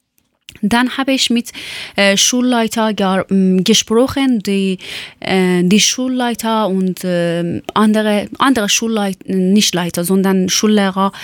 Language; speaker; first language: German; non-native, learner; Persian